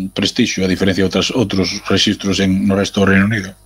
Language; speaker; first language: Galician; native; Galician